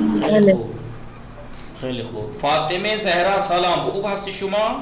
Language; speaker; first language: Persian; non-native, fluent; Urdu